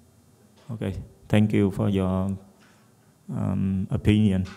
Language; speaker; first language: English; non-native, fluent; Vietnamese